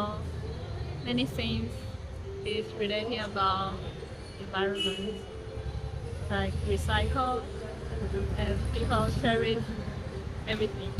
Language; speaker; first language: English; non-native, learner; Chinese